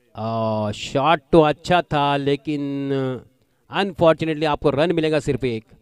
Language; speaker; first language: Hindi; non-native, local second language; Marathi